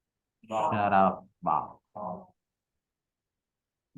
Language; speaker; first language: English; non-native, fluent; Spanish